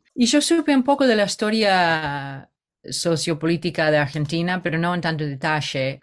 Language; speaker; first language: Spanish; non-native, fluent; English